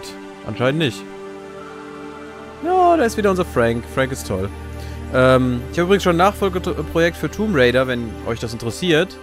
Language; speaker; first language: German; native; German